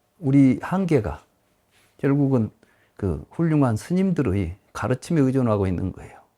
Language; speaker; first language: Korean; native; Korean